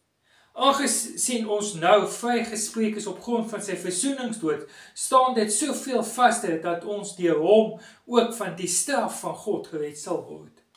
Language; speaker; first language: Afrikaans; native; Afrikaans